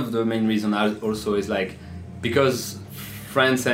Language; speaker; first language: English; non-native, fluent; French